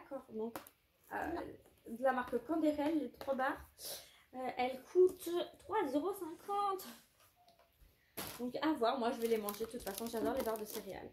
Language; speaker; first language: French; native; French